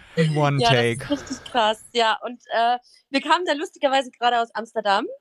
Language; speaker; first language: German; native; German